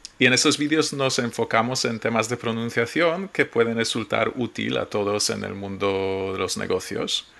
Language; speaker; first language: Spanish; non-native, fluent; Polish